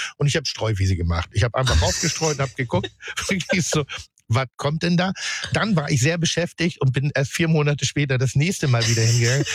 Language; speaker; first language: German; native; German